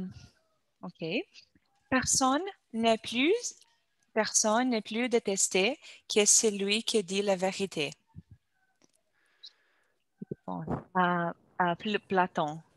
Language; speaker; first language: French; non-native, learner; Portuguese